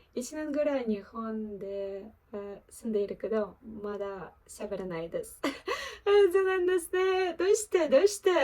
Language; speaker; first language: Japanese; non-native, learner; Ukrainian